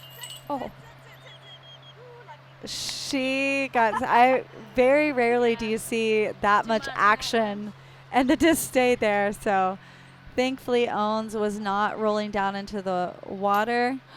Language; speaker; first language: English; native; English